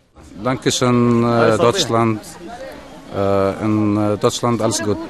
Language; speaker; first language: German; non-native, learner; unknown